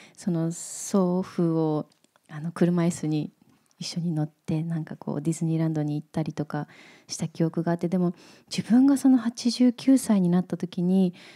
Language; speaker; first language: Japanese; native; Japanese